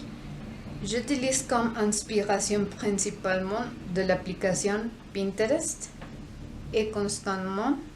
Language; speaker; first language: French; non-native, learner; Spanish